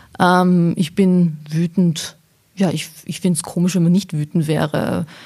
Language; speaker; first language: German; early bilingual, other home language; Bosnian